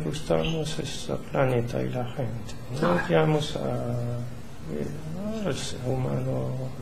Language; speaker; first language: Spanish; non-native, learner; French